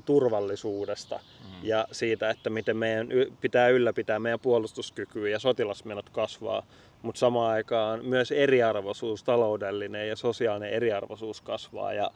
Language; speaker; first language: Finnish; native; Finnish